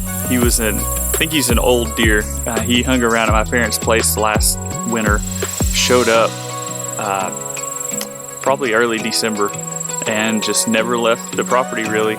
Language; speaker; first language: English; native; English